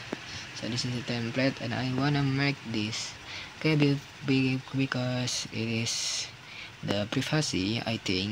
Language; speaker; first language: English; non-native, learner; Indonesian